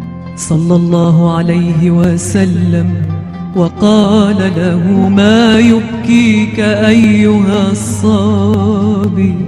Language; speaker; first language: Arabic; non-native, fluent; Indonesian